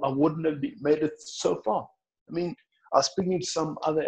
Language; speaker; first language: English; non-native, local second language; Northern Sotho